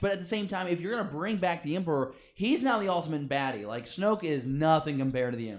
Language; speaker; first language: English; native; English